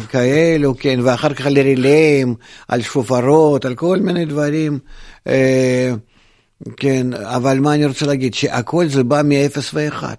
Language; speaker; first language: Hebrew; non-native, fluent; Russian